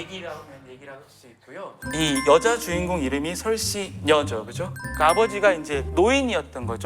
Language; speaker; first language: Korean; native; Korean